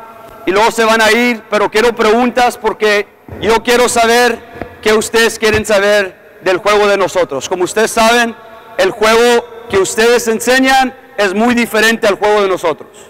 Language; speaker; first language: Spanish; early bilingual, heritage; English